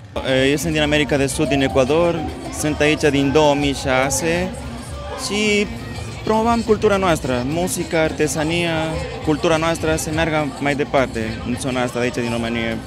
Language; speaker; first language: Romanian; non-native, fluent; Spanish